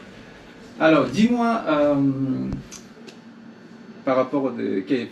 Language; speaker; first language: French; non-native, learner; Korean